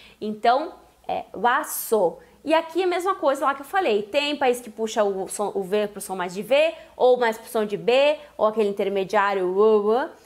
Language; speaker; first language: Portuguese; native; Portuguese